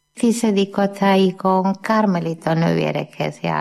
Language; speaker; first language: Hungarian; non-native, learner; Malayalam